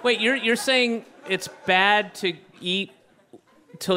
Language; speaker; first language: English; native; English